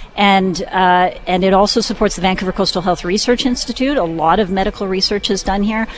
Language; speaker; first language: English; native; English